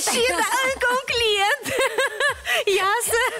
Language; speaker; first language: Romanian; non-native, local second language; Russian